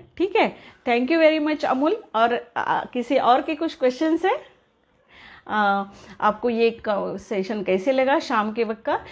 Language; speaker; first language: Hindi; non-native, local second language; Marathi